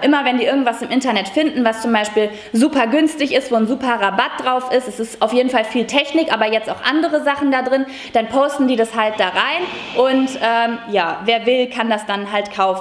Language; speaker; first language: German; native; German